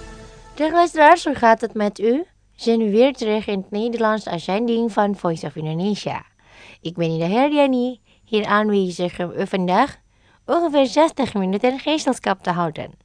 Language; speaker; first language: Dutch; non-native, learner; Indonesian